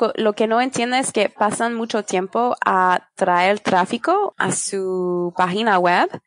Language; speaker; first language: Spanish; non-native, fluent; French